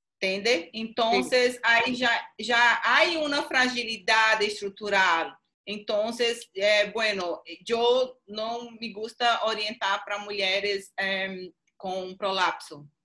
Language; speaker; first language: Spanish; non-native, learner; Portuguese